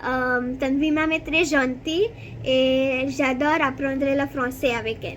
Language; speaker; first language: French; non-native, learner; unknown